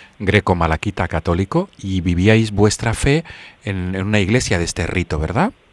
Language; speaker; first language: Spanish; native; Spanish